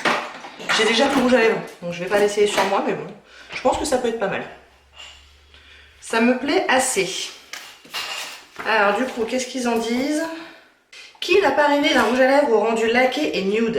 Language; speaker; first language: French; native; French